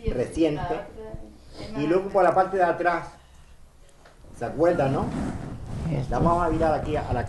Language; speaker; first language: Spanish; native; Spanish